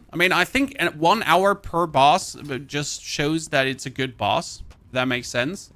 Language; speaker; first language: English; non-native, fluent; German